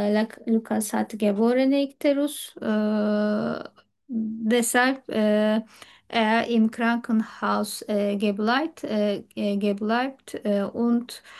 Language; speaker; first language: German; non-native, learner; Turkish